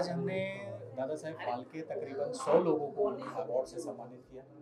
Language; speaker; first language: Hindi; native; Hindi